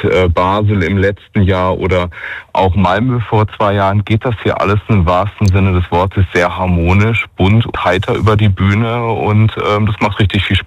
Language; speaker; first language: German; native; German